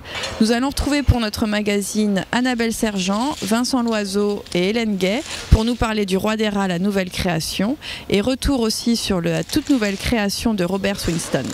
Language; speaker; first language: French; native; French